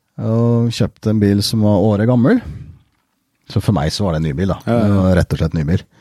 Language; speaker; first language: Norwegian; early bilingual, heritage; Norwegian